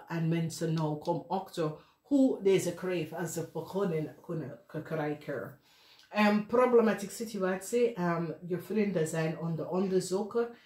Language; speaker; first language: Dutch; non-native, learner; English